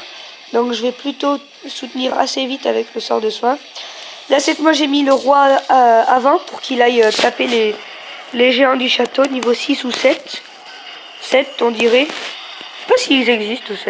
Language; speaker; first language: French; native; French